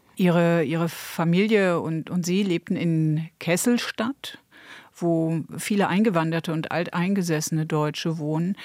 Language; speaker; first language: German; native; German